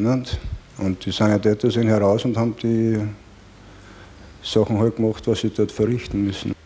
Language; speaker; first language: German; native; German